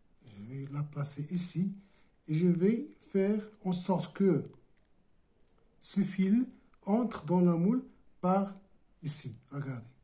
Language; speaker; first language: French; non-native, local second language; Arabic